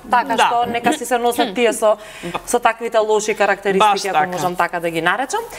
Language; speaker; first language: Macedonian; native; Macedonian